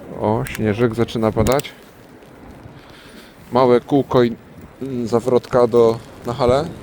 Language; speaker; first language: Polish; native; Polish